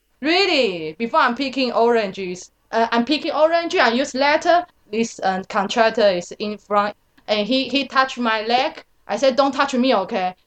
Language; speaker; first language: English; non-native, learner; Chinese